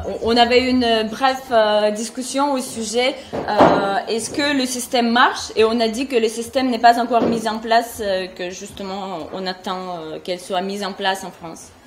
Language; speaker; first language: French; non-native, fluent; Russian